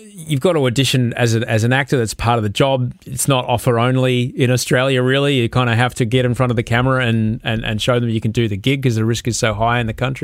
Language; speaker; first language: English; native; English